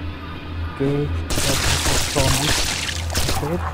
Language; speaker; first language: English; non-native, learner; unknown